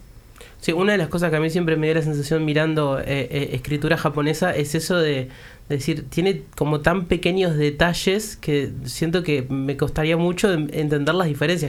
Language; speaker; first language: Spanish; native; Spanish